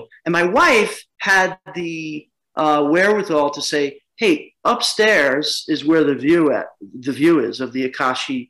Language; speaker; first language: English; native; English